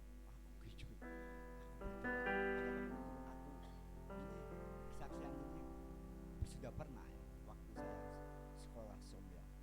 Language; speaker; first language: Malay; non-native, local second language; Javanese